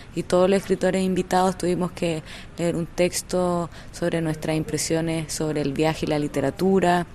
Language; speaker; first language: Spanish; native; Spanish